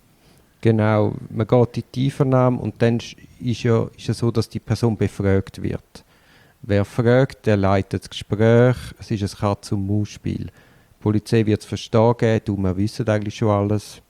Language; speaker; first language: German; native; German